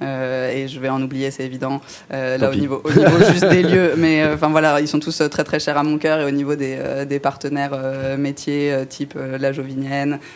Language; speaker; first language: French; native; French